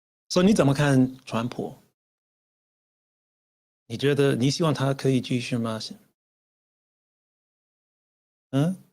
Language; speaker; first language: Chinese; non-native, learner; English